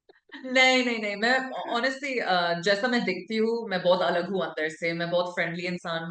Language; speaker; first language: Hindi; non-native, local second language; English